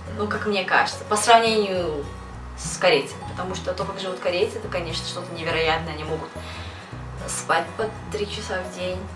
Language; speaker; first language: Russian; native; Russian